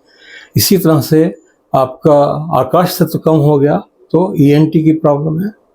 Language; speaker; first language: Hindi; native; Hindi